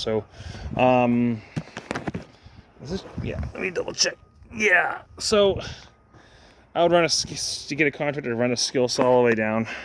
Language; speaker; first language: English; native; English